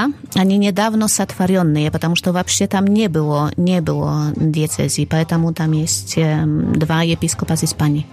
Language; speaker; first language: Russian; non-native, fluent; Polish